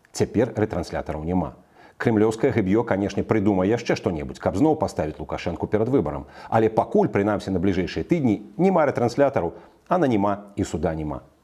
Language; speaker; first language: Belarusian; native; Belarusian